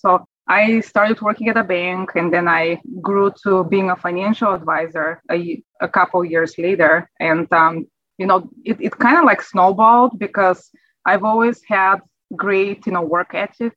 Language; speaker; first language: English; non-native, fluent; Bulgarian